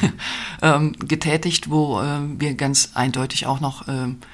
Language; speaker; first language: German; native; German